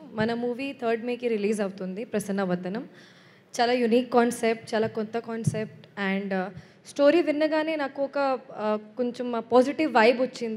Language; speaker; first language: Telugu; non-native, learner; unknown